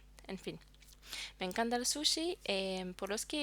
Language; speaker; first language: Spanish; non-native, fluent; French